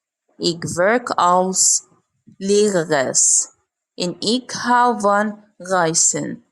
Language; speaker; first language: Dutch; non-native, learner; Arabic